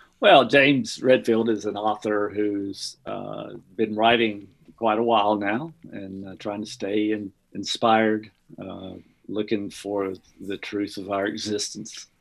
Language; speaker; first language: English; native; English